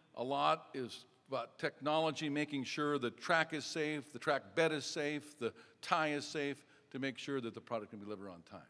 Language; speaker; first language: English; native; English